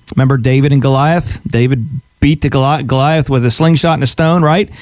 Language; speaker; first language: English; native; English